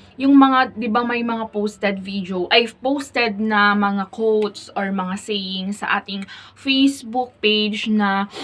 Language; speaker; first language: Filipino; native; Filipino